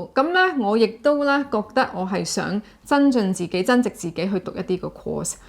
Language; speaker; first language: Cantonese; native; Cantonese